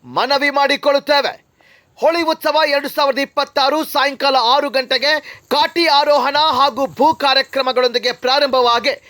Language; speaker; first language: Kannada; non-native, local second language; Lambadi